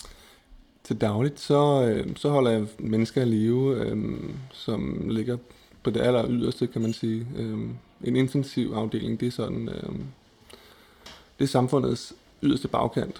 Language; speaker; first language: Danish; native; Danish